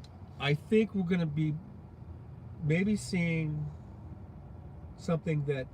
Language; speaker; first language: English; native; English